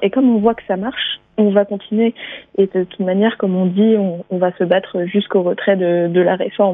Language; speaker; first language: French; native; French